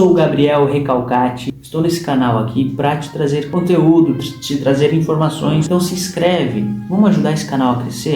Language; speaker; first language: Portuguese; native; Portuguese